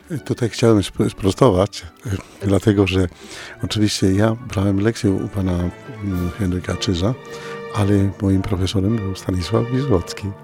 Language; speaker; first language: Polish; non-native, fluent; Spanish